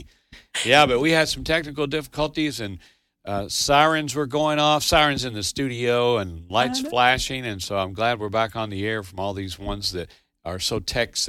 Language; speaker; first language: English; native; English